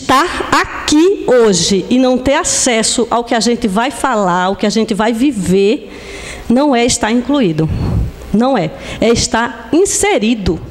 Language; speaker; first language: Portuguese; native; Portuguese